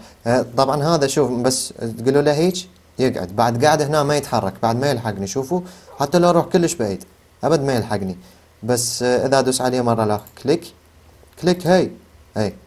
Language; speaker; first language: Arabic; native; Arabic